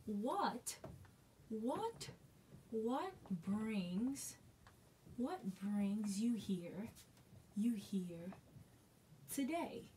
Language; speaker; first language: English; non-native, learner; Haitian Creole